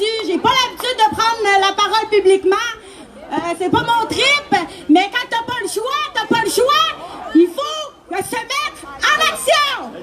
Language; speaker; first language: French; native; French